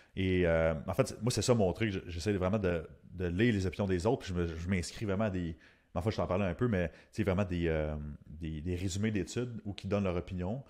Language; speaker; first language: French; native; French